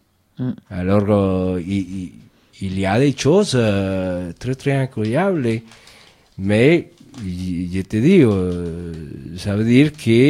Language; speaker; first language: French; non-native, fluent; Spanish